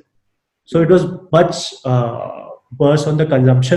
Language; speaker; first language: English; non-native, local second language; Hindi